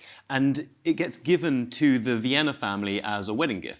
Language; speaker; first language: English; native; English